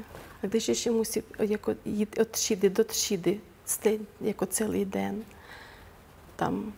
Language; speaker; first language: Czech; non-native, learner; Ukrainian